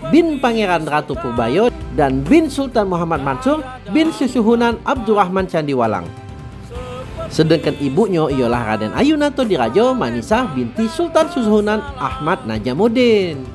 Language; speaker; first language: Indonesian; native; Indonesian